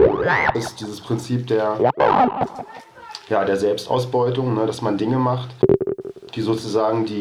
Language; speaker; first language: German; native; German